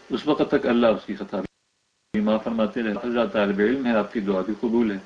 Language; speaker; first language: Urdu; native; Urdu